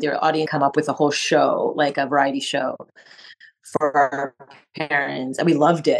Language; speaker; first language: English; non-native, fluent; French